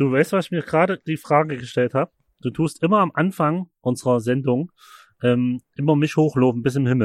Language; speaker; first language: German; native; German